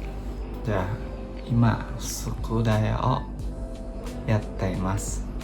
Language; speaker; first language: Japanese; non-native, learner; Indonesian